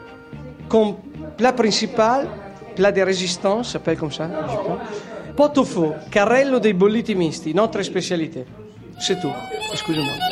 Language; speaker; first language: French; non-native, fluent; Italian